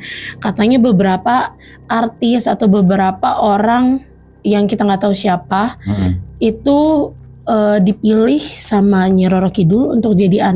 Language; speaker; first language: Indonesian; native; Indonesian